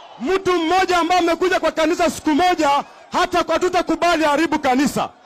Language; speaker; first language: Swahili; non-native, local second language; Luyia